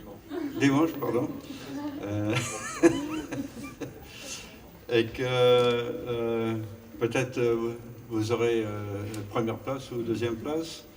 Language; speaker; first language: French; non-native, fluent; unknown